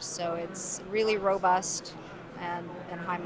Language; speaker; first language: English; native; English